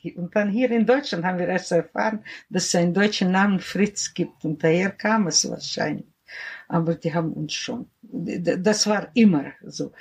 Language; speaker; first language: German; early bilingual, heritage; German